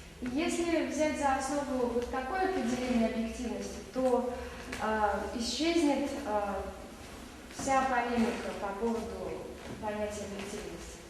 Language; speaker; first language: Russian; native; Russian